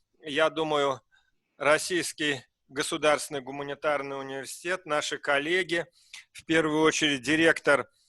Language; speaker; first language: Russian; native; Russian